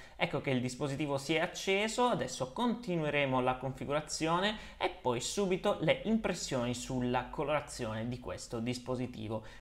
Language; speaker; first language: Italian; native; Italian